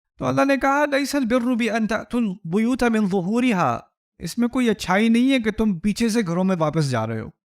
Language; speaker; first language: Urdu; early bilingual, heritage; Urdu